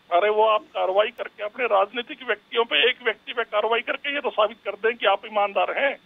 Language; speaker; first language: Hindi; native; Hindi